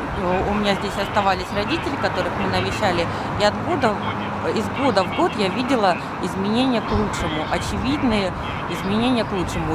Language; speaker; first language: Russian; native; Russian